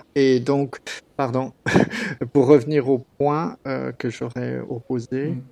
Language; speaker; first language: French; native; French